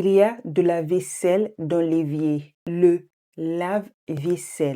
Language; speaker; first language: French; non-native, fluent; English